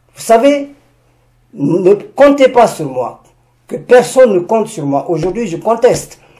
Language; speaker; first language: French; non-native, local second language; Susu